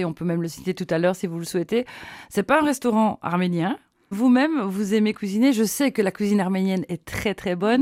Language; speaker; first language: French; native; French